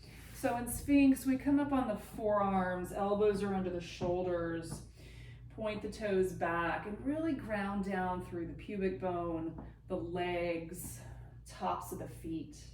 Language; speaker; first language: English; native; English